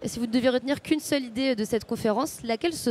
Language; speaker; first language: French; native; French